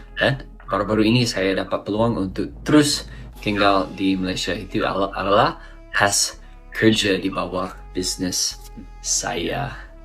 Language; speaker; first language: Malay; non-native, fluent; English